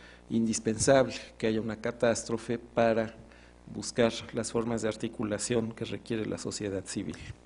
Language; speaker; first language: Spanish; native; Spanish